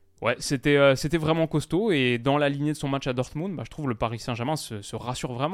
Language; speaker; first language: French; native; French